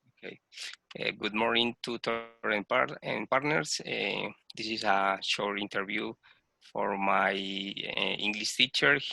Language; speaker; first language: English; non-native, learner; Spanish